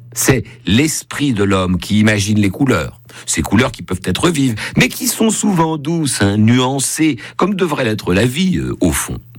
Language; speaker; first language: French; native; French